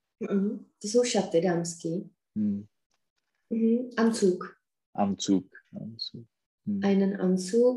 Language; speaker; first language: German; non-native, fluent; Czech